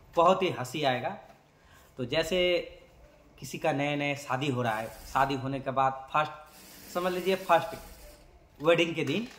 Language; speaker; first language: Hindi; non-native, local second language; Bangla